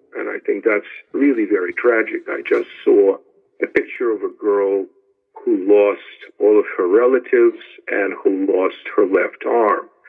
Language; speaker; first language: English; non-native, fluent; Ukrainian